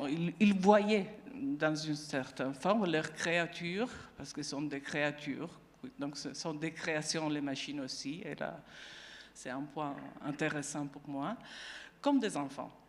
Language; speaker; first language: French; non-native, fluent; Italian